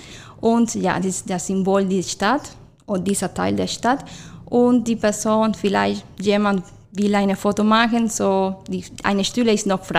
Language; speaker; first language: German; non-native, fluent; Spanish